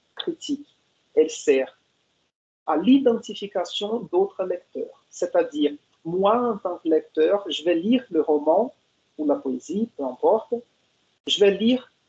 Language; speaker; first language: French; non-native, fluent; Portuguese